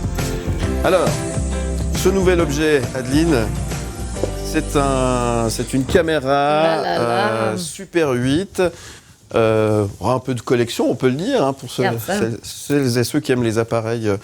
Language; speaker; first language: French; native; French